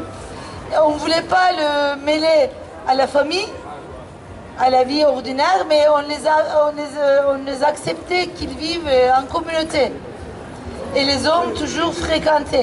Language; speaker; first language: French; non-native, fluent; Turkish